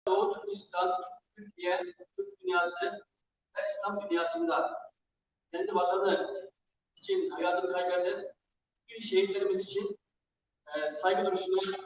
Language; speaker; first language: Turkish; non-native, fluent; Uyghur